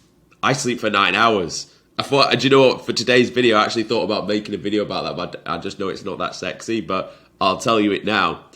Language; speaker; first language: English; native; English